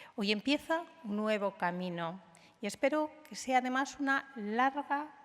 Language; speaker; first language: Spanish; native; Spanish